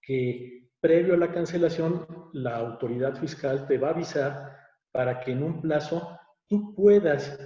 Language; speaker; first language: Spanish; native; Spanish